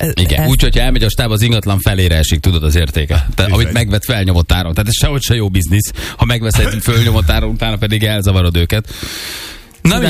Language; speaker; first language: Hungarian; native; Hungarian